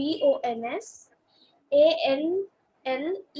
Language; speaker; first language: French; non-native, learner; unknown